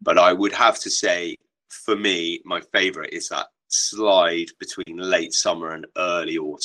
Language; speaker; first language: English; native; English